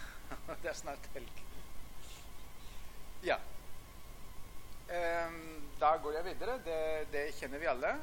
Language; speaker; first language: Norwegian; non-native, fluent; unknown